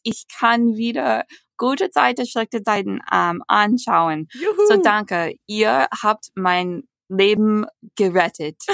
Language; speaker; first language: German; non-native, fluent; English